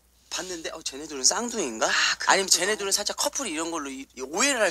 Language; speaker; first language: Korean; native; Korean